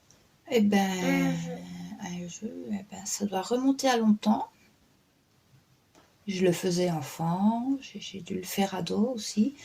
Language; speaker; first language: French; native; French